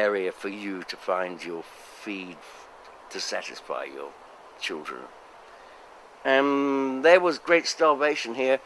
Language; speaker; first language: English; native; English